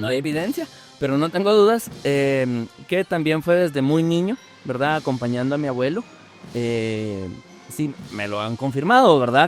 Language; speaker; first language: Spanish; native; Spanish